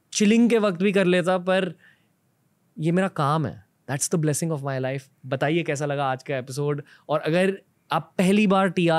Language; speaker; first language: Hindi; native; Hindi